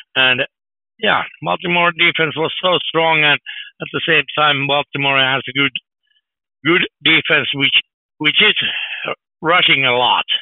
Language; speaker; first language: English; non-native, fluent; Finnish